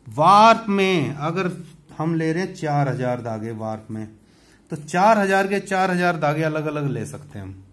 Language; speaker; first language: Hindi; native; Hindi